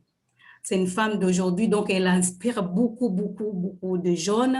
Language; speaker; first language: French; non-native, fluent; Swahili